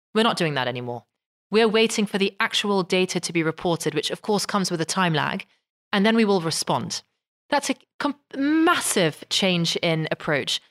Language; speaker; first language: English; native; English